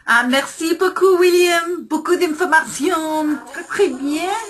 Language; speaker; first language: French; non-native, learner; English